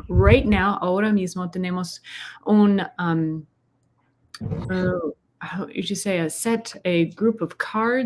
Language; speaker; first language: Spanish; non-native, learner; English